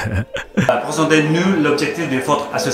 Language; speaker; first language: French; non-native, learner; Indonesian